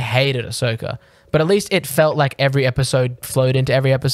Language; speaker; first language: English; native; English